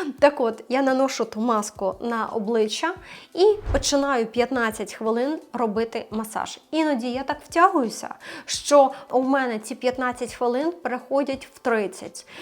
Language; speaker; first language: Ukrainian; non-native, local second language; Russian